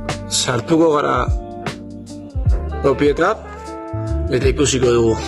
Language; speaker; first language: Basque; non-native, local second language; Spanish